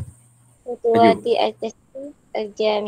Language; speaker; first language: Arabic; non-native, learner; Malay